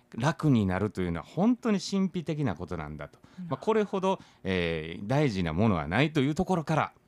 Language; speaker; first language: Japanese; native; Japanese